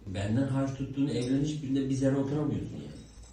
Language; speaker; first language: Turkish; native; Turkish